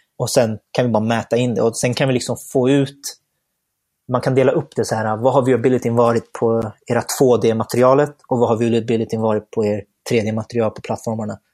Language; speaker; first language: Swedish; early bilingual, other home language; Bangla